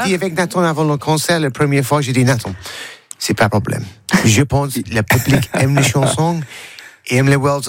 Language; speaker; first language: French; non-native, learner; English